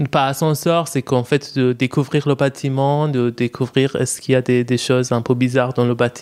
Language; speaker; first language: French; non-native, fluent; Persian